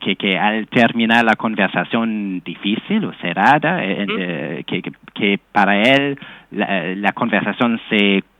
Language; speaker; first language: Spanish; non-native, fluent; English